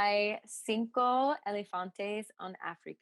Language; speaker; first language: Spanish; non-native, learner; English